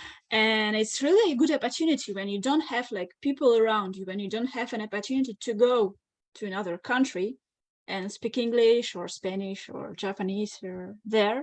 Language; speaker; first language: English; non-native, fluent; Russian